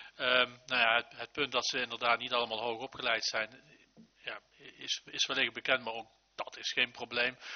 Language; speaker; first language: Dutch; native; Dutch